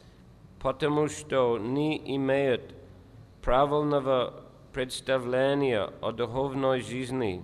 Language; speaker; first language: Russian; non-native, fluent; English